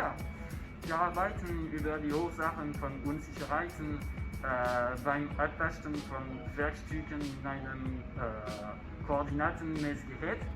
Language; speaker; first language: German; non-native, fluent; French